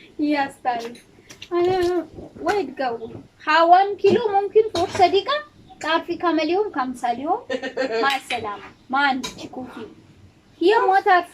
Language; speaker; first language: Arabic; non-native, learner; Amharic